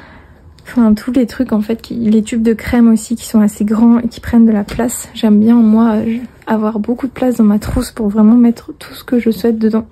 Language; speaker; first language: French; native; French